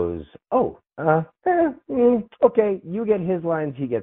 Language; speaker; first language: English; native; English